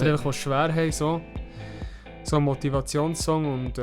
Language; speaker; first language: German; native; German